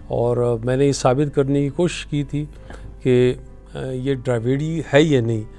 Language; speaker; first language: Urdu; non-native, local second language; Pashto